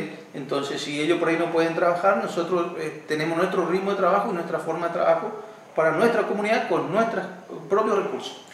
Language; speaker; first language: Spanish; native; Spanish